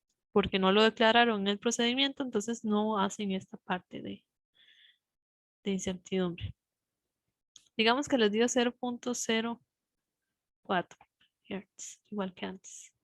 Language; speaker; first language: Spanish; native; Spanish